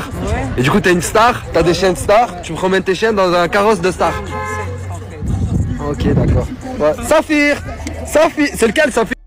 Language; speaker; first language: French; native; French